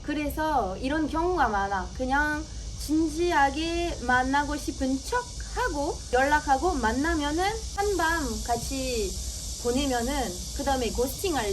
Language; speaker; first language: Korean; non-native, fluent; French